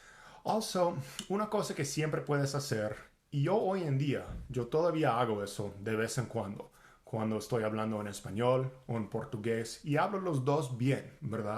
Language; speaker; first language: Spanish; non-native, fluent; English